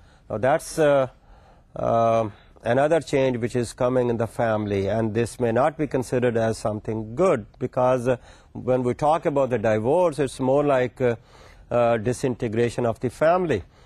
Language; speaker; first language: English; non-native, local second language; Urdu